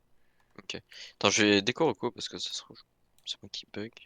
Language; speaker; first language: French; native; French